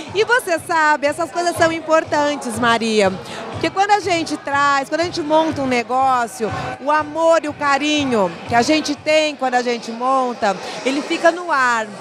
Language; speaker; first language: Portuguese; native; Portuguese